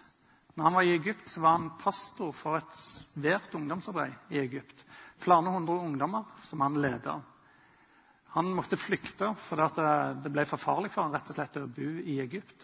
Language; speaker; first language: Norwegian; native; Norwegian